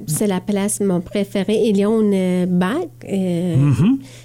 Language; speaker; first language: French; non-native, learner; Persian